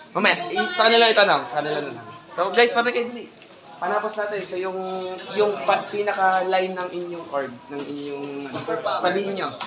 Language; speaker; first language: Filipino; native; Filipino